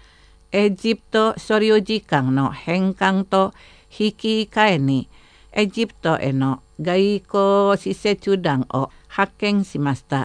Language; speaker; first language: Japanese; non-native, fluent; Indonesian